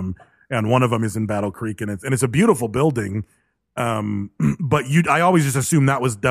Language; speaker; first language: English; native; English